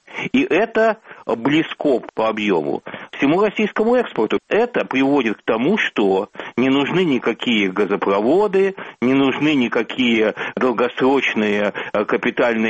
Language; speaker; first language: Russian; native; Russian